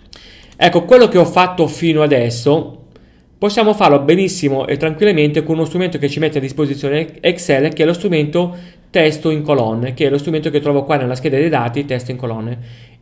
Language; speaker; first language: Italian; native; Italian